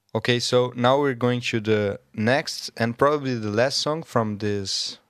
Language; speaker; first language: English; non-native, learner; Portuguese